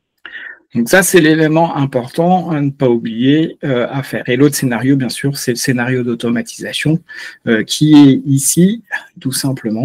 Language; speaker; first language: French; native; French